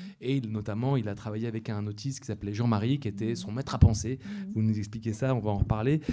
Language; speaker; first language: French; native; French